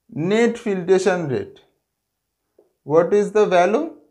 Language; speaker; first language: English; non-native, local second language; Bangla